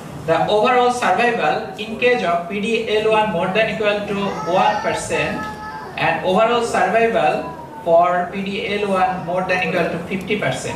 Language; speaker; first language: English; non-native, local second language; Bangla